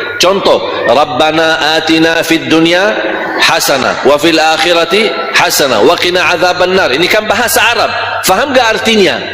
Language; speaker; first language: Malay; non-native, fluent; Arabic